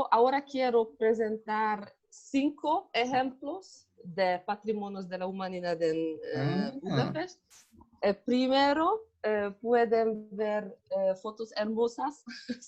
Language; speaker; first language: Spanish; non-native, learner; Hungarian